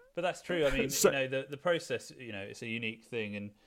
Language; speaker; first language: English; native; English